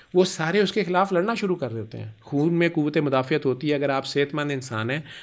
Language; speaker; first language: Urdu; non-native, local second language; Punjabi